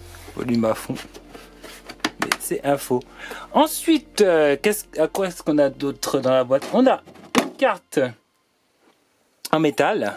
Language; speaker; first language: French; native; French